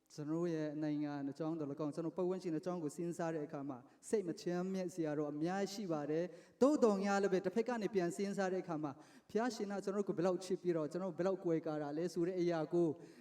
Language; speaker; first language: Burmese; non-native, local second language; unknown